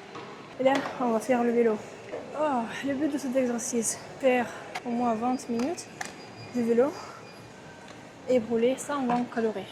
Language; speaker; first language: French; non-native, fluent; Russian